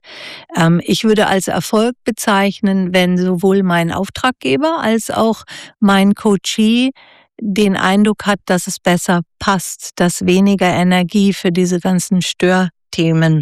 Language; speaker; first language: German; native; German